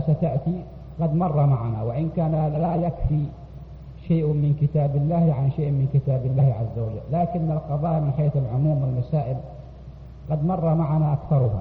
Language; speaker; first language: Arabic; native; Arabic